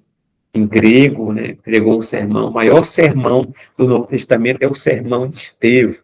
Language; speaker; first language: Portuguese; native; Portuguese